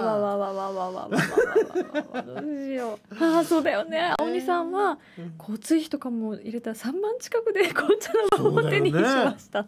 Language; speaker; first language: Japanese; native; Japanese